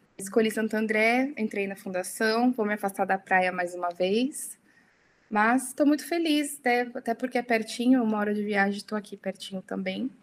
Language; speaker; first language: Portuguese; early bilingual, heritage; Portuguese